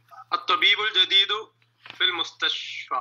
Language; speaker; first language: Arabic; non-native, learner; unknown